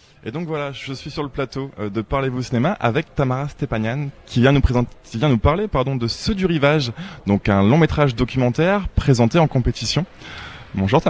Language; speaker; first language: French; native; French